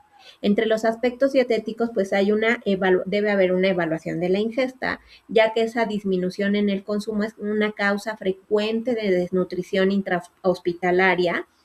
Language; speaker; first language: Spanish; native; Spanish